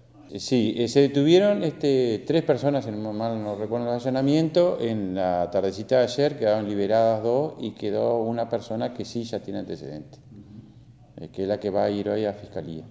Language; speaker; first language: Spanish; native; Spanish